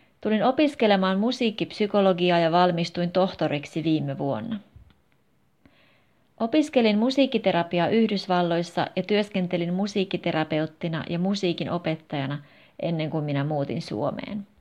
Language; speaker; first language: Finnish; non-native, fluent; English